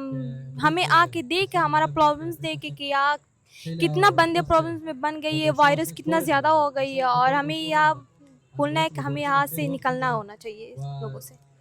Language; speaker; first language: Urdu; non-native, learner; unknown